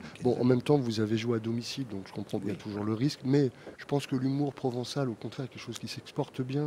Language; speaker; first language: French; native; French